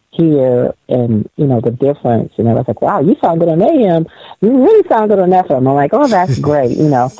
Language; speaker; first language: English; native; English